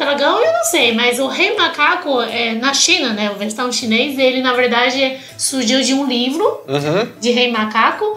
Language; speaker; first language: Portuguese; non-native, fluent; Chinese